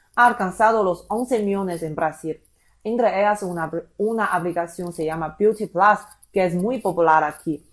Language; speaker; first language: Spanish; non-native, fluent; Chinese